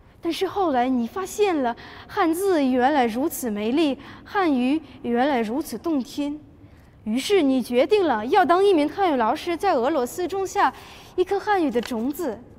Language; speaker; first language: Chinese; non-native, fluent; Russian